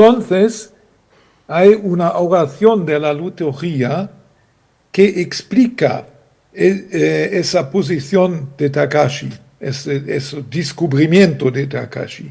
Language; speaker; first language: Spanish; non-native, fluent; German